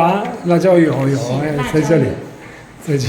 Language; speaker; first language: Chinese; non-native, fluent; Italian